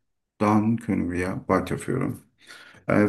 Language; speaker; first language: German; non-native, learner; Turkish